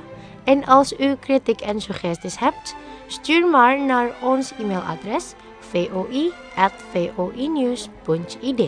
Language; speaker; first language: Dutch; non-native, fluent; Indonesian